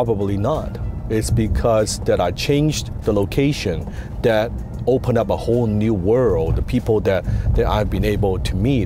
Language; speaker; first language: English; non-native, local second language; Cantonese